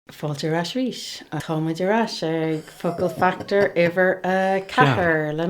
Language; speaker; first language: Irish; non-native, learner; English